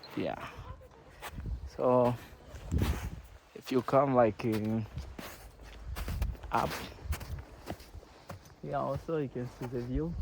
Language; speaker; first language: English; non-native, learner; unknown